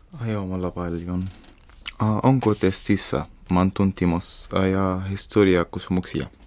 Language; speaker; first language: Finnish; non-native, learner; Arabic